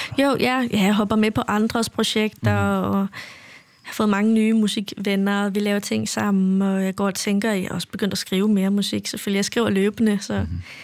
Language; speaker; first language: Danish; native; Danish